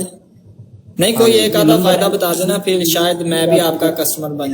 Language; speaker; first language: Urdu; non-native, local second language; Punjabi